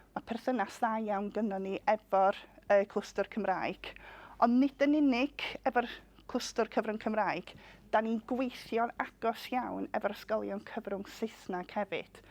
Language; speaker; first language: Welsh; non-native, local second language; English